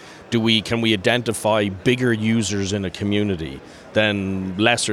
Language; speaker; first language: English; native; English